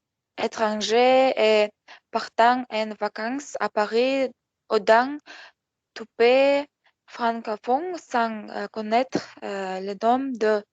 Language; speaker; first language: French; non-native, learner; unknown